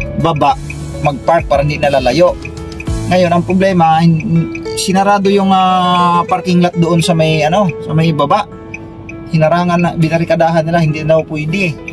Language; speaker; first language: Filipino; native; Filipino